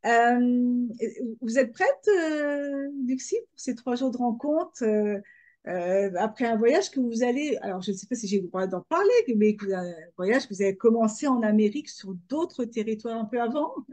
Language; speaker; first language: French; native; French